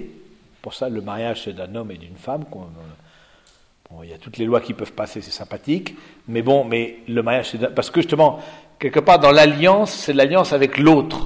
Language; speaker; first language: French; native; French